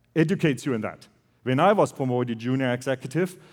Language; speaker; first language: English; non-native, fluent; German